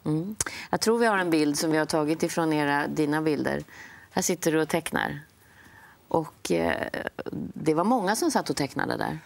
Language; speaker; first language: Swedish; native; Swedish